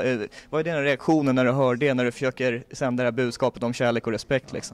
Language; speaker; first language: Swedish; native; Swedish